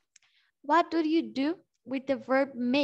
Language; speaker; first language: English; non-native, learner; Portuguese